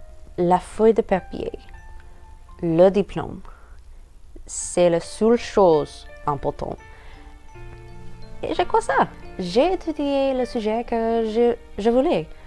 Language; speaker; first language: French; non-native, learner; English